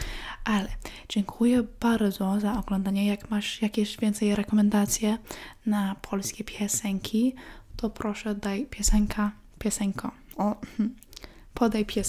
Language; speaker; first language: Polish; early bilingual, heritage; English